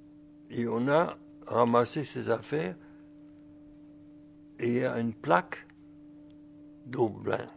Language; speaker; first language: French; early bilingual, other home language; German